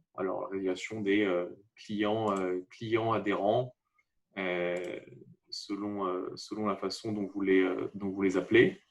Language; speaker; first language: French; native; French